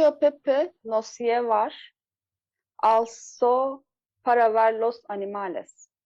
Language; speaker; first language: Spanish; non-native, learner; Turkish